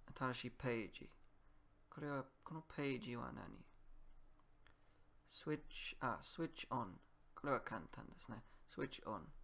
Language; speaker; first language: Japanese; non-native, learner; Polish